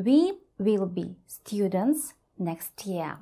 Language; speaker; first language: English; non-native, fluent; Russian